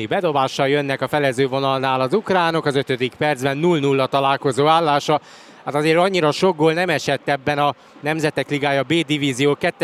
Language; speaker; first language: Hungarian; native; Hungarian